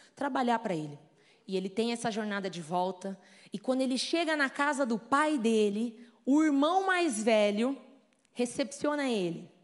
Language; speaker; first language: Portuguese; native; Portuguese